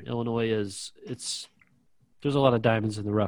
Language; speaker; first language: English; native; English